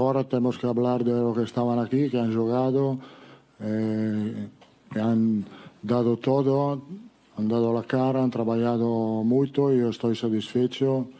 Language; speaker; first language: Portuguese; non-native, learner; Italian